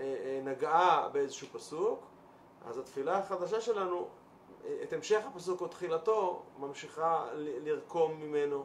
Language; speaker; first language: Hebrew; native; Hebrew